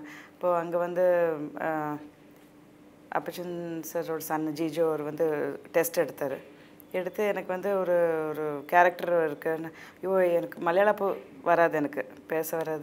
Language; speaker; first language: Malayalam; non-native, local second language; Tamil